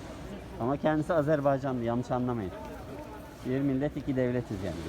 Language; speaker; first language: Turkish; native; Turkish